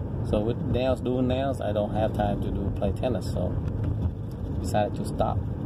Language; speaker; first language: English; non-native, fluent; Vietnamese